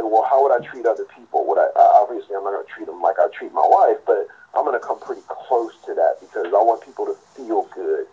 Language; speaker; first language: English; native; English